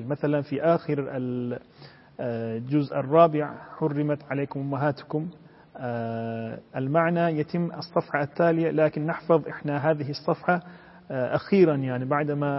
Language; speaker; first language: Arabic; non-native, fluent; Turkish